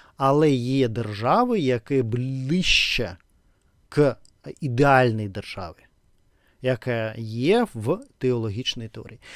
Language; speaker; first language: Ukrainian; non-native, local second language; Russian